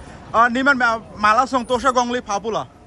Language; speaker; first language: Chinese; non-native, learner; Bangla